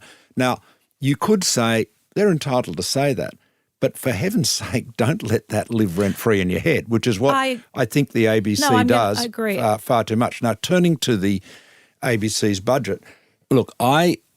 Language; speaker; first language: English; native; English